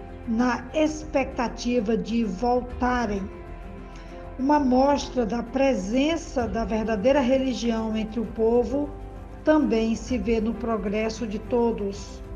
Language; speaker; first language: Portuguese; native; Portuguese